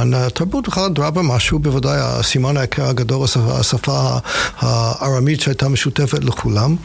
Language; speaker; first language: Hebrew; non-native, fluent; English